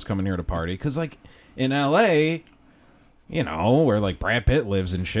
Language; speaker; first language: English; native; English